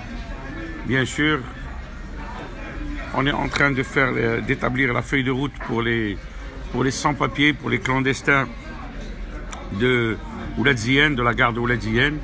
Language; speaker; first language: French; non-native, local second language; Arabic